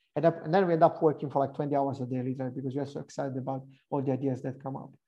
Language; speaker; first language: English; non-native, fluent; Italian